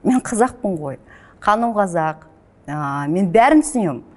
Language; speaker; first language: Kazakh; non-native, local second language; Russian